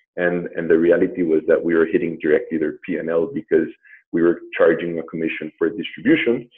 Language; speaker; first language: English; non-native, fluent; Spanish